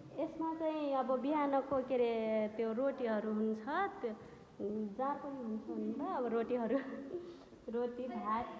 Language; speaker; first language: Nepali; non-native, local second language; Dangaura Tharu